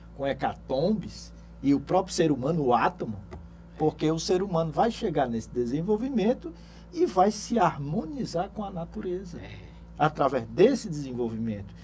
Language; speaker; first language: Portuguese; native; Portuguese